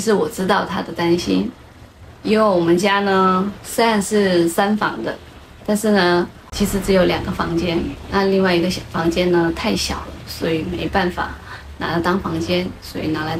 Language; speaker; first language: Chinese; native; Chinese